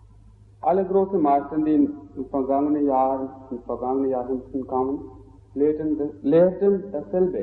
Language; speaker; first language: German; non-native, fluent; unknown